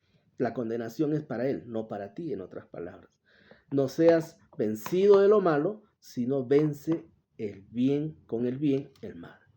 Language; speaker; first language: Spanish; native; Spanish